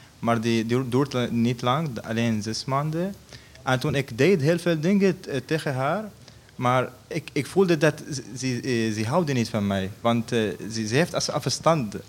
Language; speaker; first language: Dutch; non-native, learner; Arabic